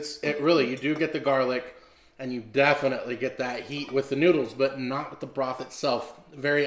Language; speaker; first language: English; native; English